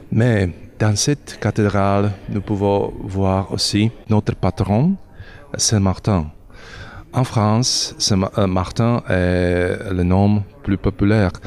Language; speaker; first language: French; non-native, learner; Slovak